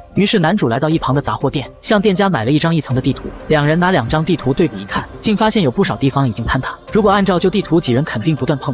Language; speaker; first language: Chinese; native; Chinese